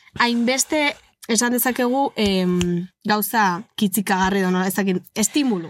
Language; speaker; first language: Basque; native; Basque